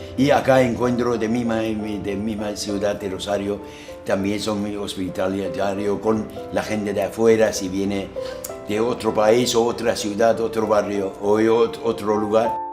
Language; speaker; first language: Spanish; non-native, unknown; Azerbaijani